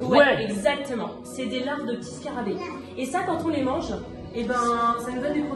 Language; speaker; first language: French; native; French